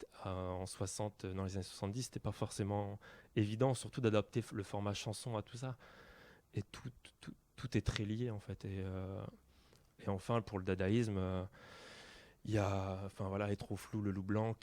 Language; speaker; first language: French; native; French